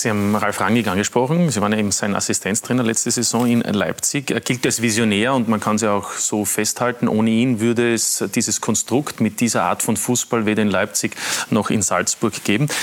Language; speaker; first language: German; native; German